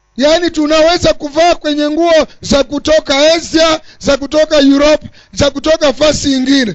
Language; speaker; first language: Swahili; non-native, local second language; Nande